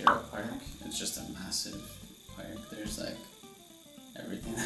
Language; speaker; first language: English; native; English